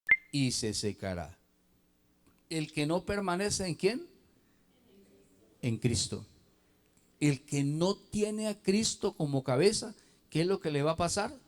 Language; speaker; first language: Spanish; native; Spanish